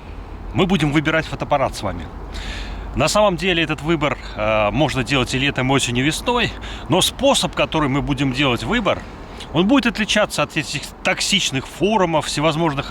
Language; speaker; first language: Russian; native; Russian